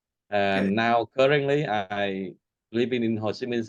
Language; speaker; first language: English; non-native, learner; Vietnamese